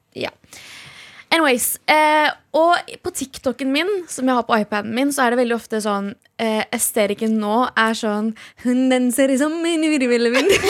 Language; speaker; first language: Norwegian; early bilingual, other home language; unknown